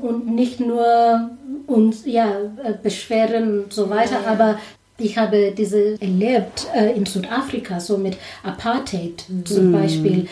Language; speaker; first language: German; non-native, learner; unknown